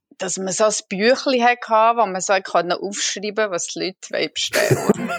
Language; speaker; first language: German; native; German